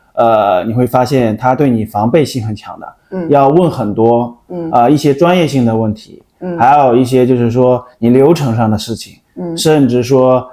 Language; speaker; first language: Chinese; native; Chinese